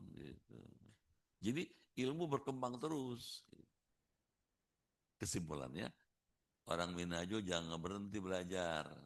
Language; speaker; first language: Indonesian; native; Indonesian